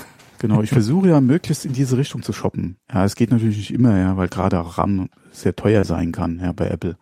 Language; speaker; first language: German; native; German